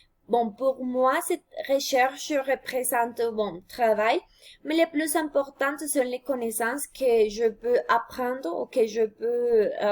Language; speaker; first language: French; non-native, fluent; Spanish